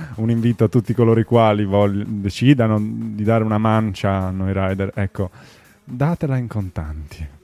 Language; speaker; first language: Italian; native; Italian